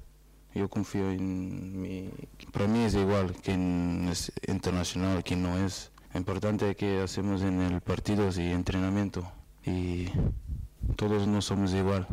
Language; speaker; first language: Spanish; non-native, fluent; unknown